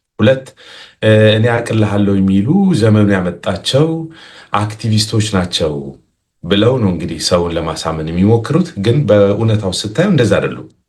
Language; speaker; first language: Amharic; non-native, local second language; Tigrinya